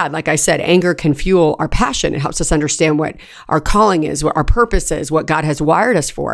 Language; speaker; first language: English; native; English